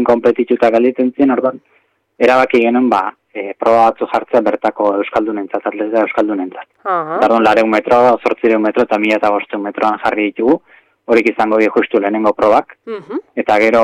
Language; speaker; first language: Basque; native; Basque